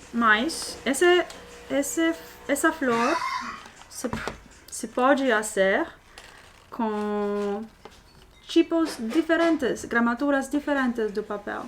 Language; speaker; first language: Portuguese; non-native, learner; English